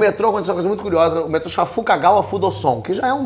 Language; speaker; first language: Portuguese; native; Portuguese